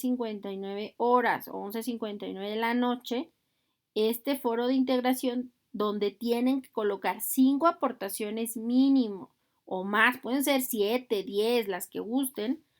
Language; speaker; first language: Spanish; native; Spanish